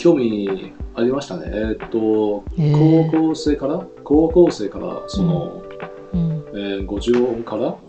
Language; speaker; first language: Japanese; non-native, fluent; Chinese